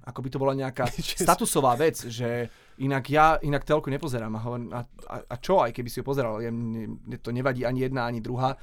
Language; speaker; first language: Slovak; native; Slovak